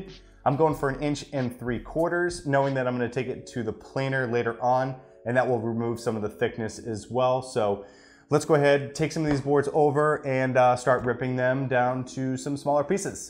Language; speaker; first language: English; native; English